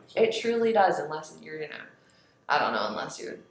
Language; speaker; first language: English; native; English